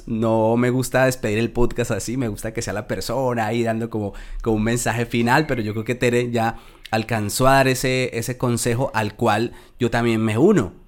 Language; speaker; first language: Spanish; native; Spanish